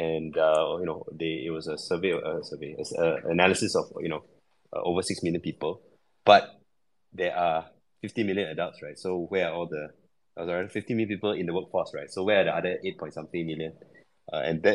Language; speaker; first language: English; non-native, local second language; Chinese